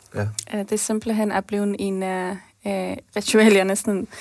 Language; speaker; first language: Danish; early bilingual, other home language; Persian